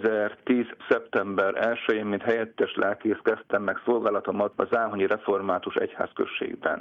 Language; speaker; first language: Hungarian; native; Hungarian